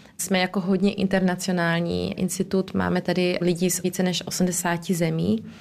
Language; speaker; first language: Czech; early bilingual, heritage; Czech